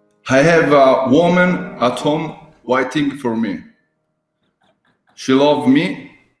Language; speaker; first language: English; non-native, learner; Italian